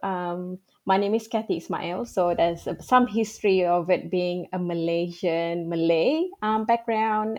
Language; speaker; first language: English; non-native, local second language; Malay